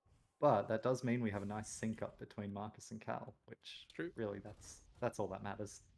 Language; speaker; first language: English; native; English